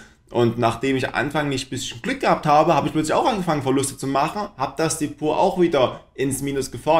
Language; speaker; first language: German; native; German